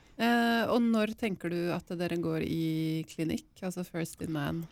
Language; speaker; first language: Norwegian; native; Norwegian